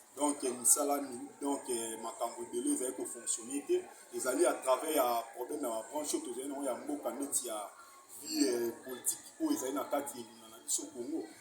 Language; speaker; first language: Lingala; native; Lingala